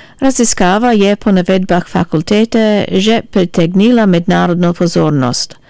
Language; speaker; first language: Slovenian; early bilingual, heritage; Slovenian